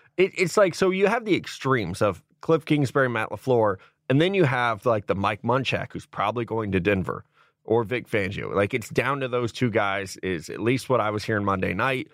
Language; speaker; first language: English; native; English